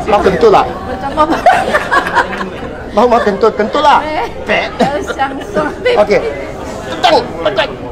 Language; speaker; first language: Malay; non-native, local second language; Cantonese